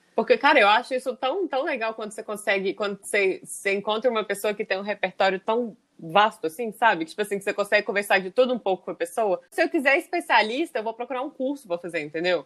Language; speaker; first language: Portuguese; native; Portuguese